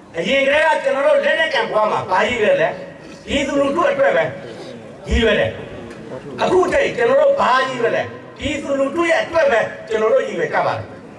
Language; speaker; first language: Burmese; non-native, local second language; S'gaw Karen